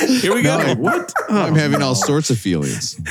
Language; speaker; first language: English; native; English